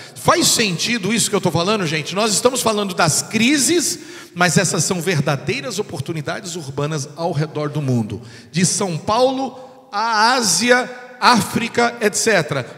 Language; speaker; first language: Portuguese; non-native, fluent; English